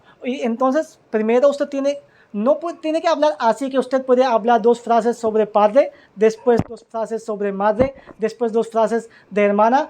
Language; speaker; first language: Spanish; non-native, learner; Hindi